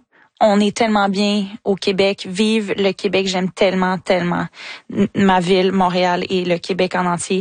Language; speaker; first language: French; native; French